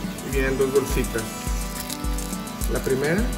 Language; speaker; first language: Spanish; native; Spanish